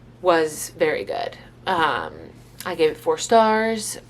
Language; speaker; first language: English; native; English